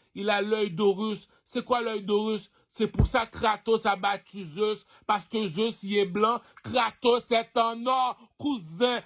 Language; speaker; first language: French; non-native, local second language; Haitian Creole